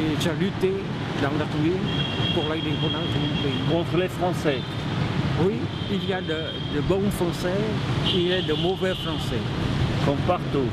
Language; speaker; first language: French; non-native, local second language; Vietnamese